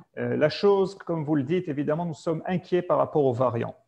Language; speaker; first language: French; native; French